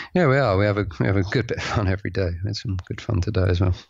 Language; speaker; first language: English; native; English